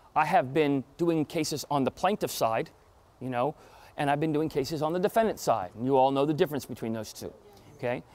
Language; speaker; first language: English; native; English